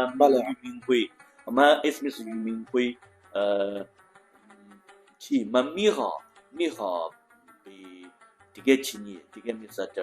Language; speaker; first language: Persian; non-native, learner; Chinese